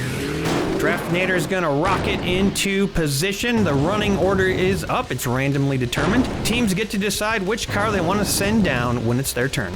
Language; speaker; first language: English; native; English